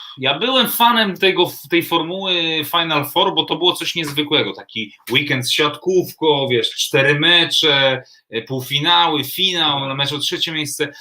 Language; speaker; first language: Polish; native; Polish